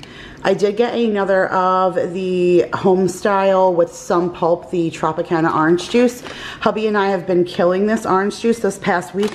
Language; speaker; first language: English; native; English